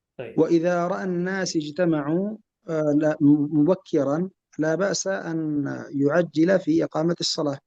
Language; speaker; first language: Arabic; native; Arabic